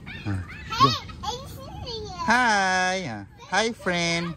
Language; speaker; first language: English; non-native, local second language; Malay